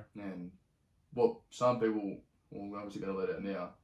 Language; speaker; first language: English; native; English